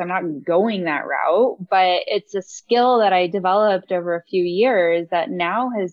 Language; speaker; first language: English; native; English